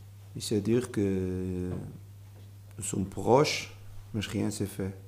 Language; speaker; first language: French; non-native, learner; Portuguese